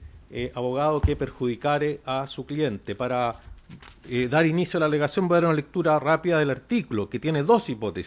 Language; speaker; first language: Spanish; native; Spanish